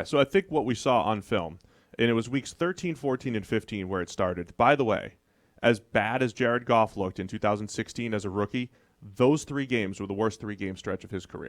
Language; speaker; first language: English; native; English